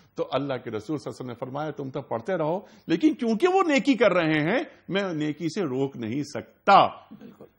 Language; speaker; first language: Urdu; native; Urdu